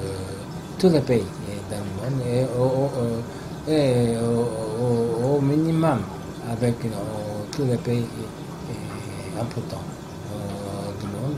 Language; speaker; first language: French; non-native, fluent; Japanese